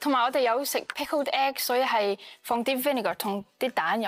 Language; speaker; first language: Cantonese; early bilingual, heritage; Cantonese